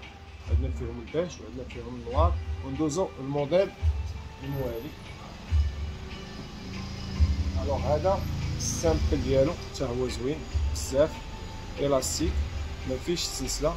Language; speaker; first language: Arabic; native; Arabic